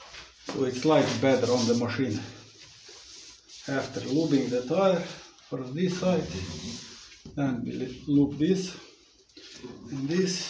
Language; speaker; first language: English; non-native, learner; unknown